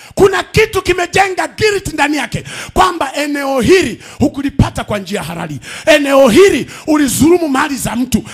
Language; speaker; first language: Swahili; native; Swahili